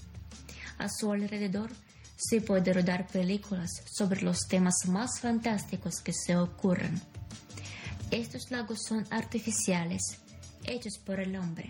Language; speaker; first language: Spanish; non-native, fluent; Ukrainian